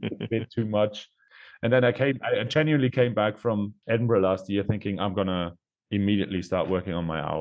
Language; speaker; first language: English; non-native, fluent; German